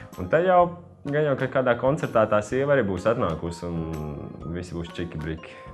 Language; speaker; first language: Latvian; native; Latvian